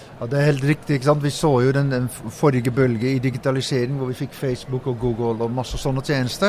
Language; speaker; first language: Norwegian; non-native, fluent; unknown